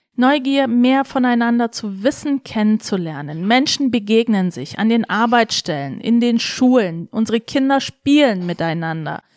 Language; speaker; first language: German; early bilingual, other home language; Turkish